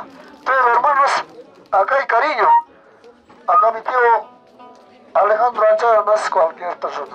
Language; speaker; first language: Spanish; native; Spanish